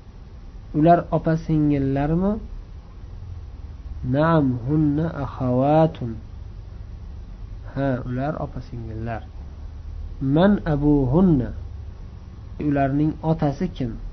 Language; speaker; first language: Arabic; non-native, fluent; Uzbek